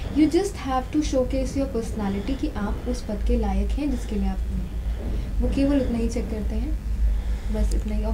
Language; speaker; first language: Hindi; native; Hindi